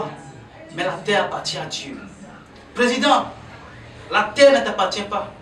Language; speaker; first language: French; non-native, local second language; Ewe